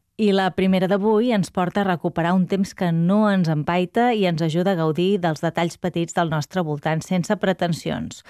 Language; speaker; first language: Catalan; native; Catalan